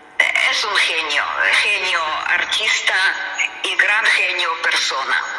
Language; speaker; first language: Spanish; non-native, learner; Russian